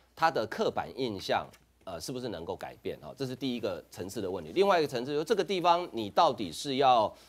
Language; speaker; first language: Chinese; non-native, local second language; Hakka Chinese